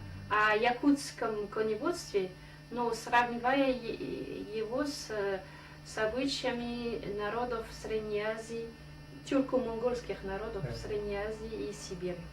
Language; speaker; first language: Russian; non-native, fluent; French